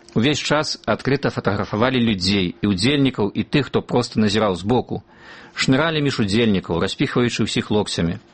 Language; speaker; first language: Belarusian; native; Belarusian